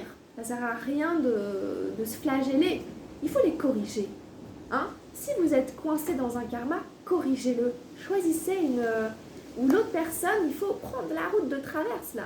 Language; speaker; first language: French; native; French